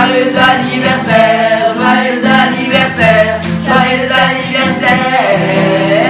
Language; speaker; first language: French; native; French